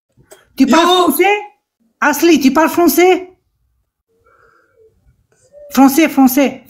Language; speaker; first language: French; non-native, fluent; Romanian